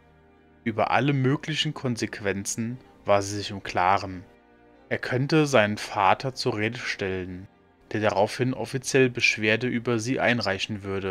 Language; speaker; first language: German; native; German